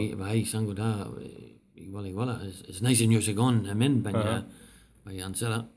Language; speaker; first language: Basque; non-native, learner; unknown